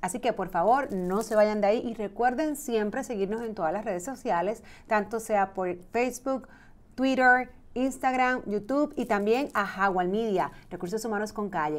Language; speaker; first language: Spanish; native; Spanish